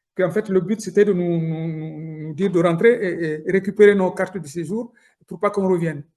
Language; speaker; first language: French; non-native, local second language; Soninke